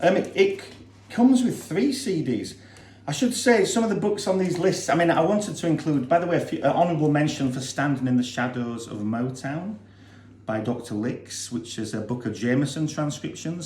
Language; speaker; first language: English; native; English